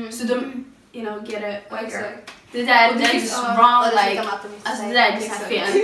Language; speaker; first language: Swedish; early bilingual, other home language; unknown